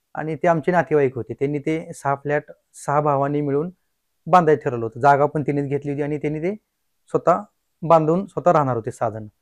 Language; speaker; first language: Marathi; native; Marathi